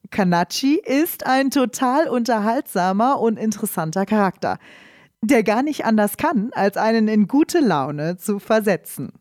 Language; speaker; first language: German; native; German